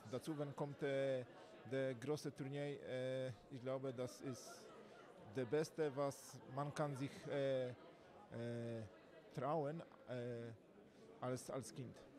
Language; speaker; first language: German; non-native, fluent; Polish